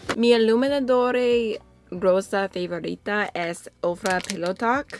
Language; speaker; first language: Spanish; non-native, learner; English